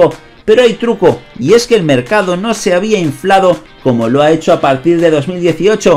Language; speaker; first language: Spanish; native; Spanish